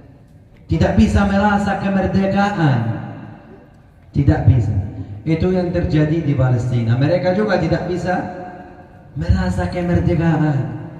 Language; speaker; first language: Indonesian; non-native, fluent; Arabic